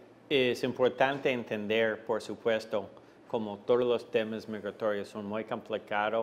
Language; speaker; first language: Spanish; non-native, fluent; English